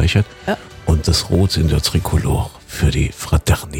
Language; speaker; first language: German; native; German